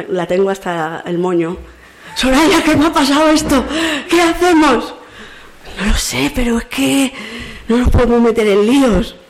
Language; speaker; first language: Spanish; native; Spanish